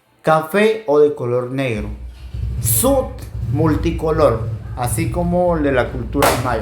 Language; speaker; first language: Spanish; non-native, local second language; Kʼicheʼ